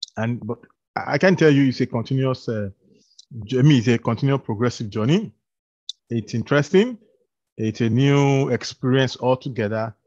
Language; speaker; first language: English; non-native, local second language; Yoruba